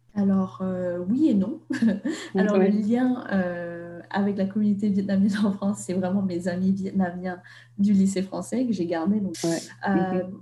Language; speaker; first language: French; non-native, fluent; Vietnamese